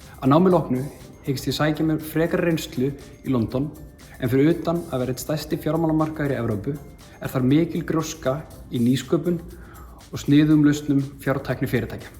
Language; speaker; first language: Icelandic; native; Icelandic